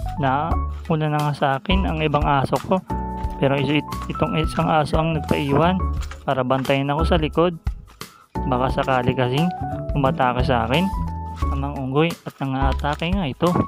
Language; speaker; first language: Filipino; non-native, local second language; Bikol